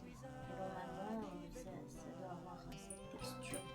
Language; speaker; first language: French; non-native, local second language; Malagasy